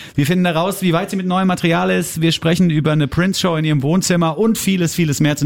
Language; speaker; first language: German; native; German